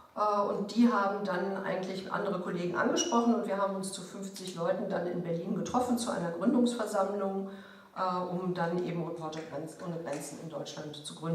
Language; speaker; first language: German; native; German